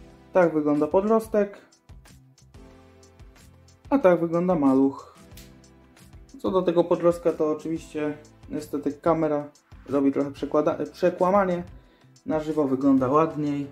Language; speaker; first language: Polish; native; Polish